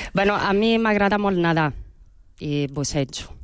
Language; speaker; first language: Catalan; non-native, fluent; Italian